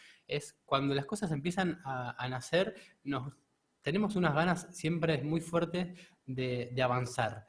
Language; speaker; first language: Spanish; native; Spanish